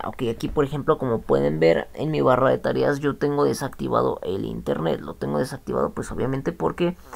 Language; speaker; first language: Spanish; native; Spanish